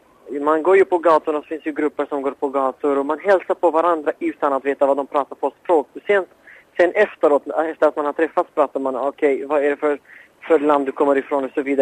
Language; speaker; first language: Swedish; non-native, fluent; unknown